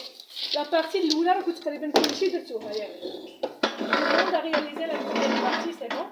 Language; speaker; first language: French; non-native, local second language; Arabic